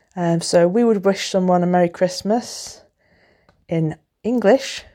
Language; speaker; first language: English; native; English